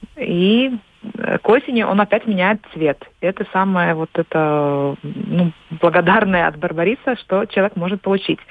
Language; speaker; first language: Russian; non-native, local second language; Latvian